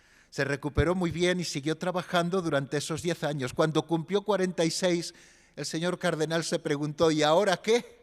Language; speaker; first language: Spanish; native; Spanish